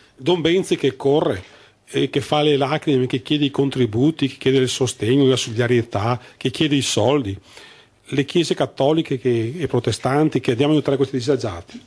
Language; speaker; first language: Italian; native; Italian